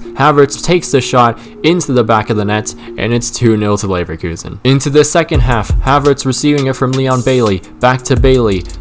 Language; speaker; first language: English; native; English